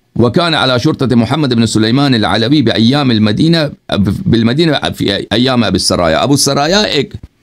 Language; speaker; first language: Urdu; non-native, fluent; Persian